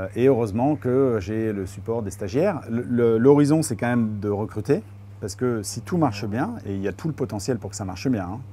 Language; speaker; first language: French; native; French